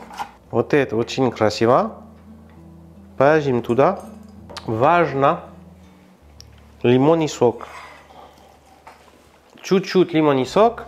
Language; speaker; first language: Russian; non-native, learner; French